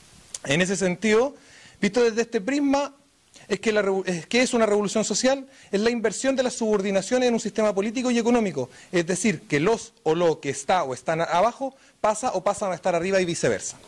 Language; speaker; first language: Spanish; native; Spanish